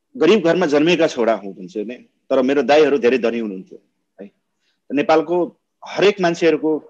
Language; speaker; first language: Nepali; non-native, local second language; Maithili